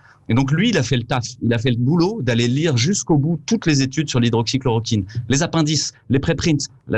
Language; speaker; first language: French; native; French